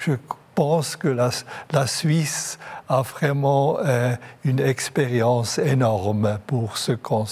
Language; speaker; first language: French; non-native, local second language; German